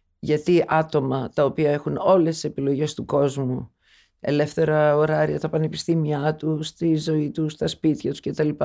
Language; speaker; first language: Greek; early bilingual, other home language; Turkish